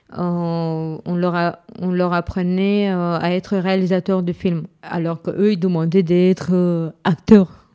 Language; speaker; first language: French; non-native, fluent; Romany